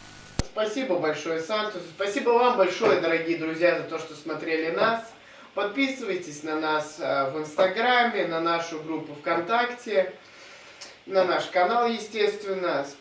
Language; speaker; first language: Russian; native; Russian